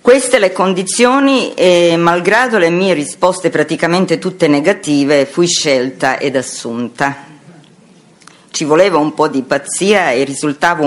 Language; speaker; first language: Italian; non-native, fluent; Croatian